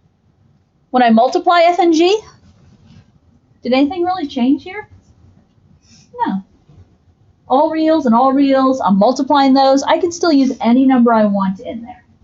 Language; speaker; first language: English; native; English